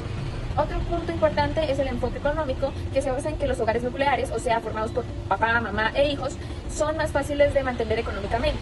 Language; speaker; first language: Spanish; native; Spanish